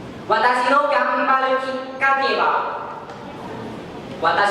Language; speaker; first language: Japanese; non-native, learner; Lao